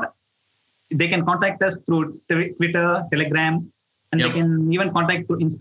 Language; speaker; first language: English; non-native, local second language; Tamil